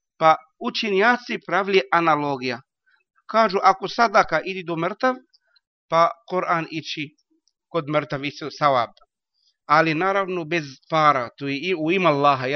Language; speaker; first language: Bosnian; non-native, learner; Arabic